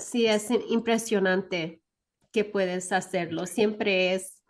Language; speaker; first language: Spanish; early bilingual, heritage; Spanish